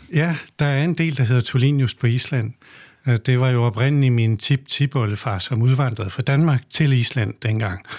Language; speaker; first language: Danish; native; Danish